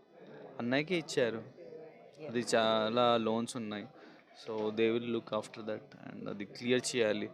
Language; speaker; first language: Telugu; non-native, local second language; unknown